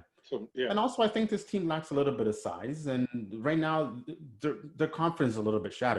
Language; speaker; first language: English; native; English